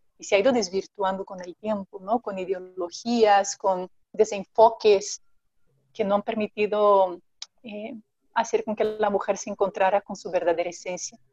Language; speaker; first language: Spanish; non-native, fluent; Portuguese